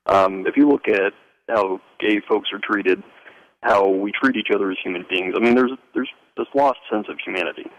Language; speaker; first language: English; native; English